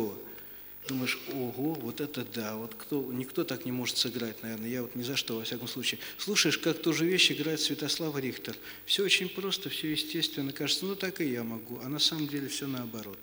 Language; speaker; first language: Russian; native; Russian